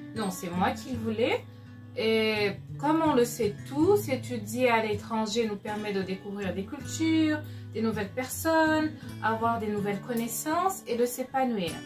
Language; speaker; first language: French; non-native, local second language; Lingala